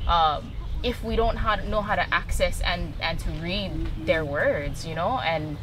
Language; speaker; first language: English; native; English